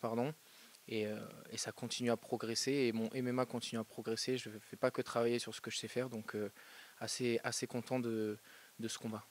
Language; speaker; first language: French; native; French